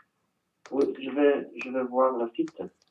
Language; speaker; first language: French; non-native, learner; Chinese